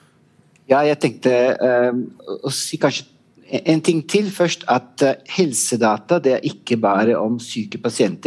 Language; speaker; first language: Norwegian; non-native, fluent; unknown